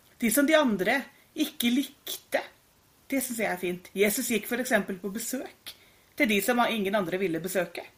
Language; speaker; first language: Norwegian; native; Norwegian